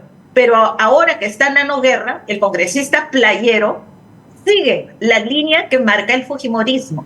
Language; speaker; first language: Spanish; native; Spanish